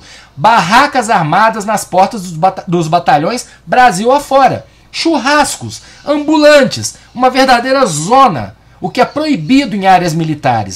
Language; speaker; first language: Portuguese; native; Portuguese